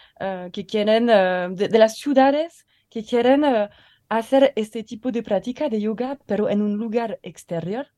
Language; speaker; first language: Spanish; non-native, learner; French